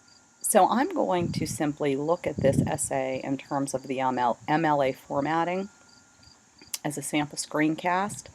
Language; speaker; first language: English; native; English